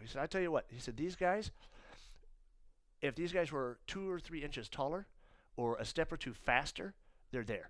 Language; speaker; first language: English; native; English